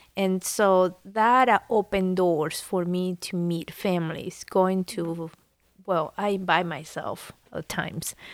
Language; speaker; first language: English; non-native, fluent; Spanish